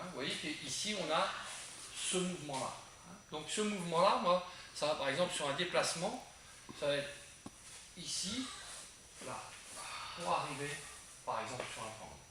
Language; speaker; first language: French; native; French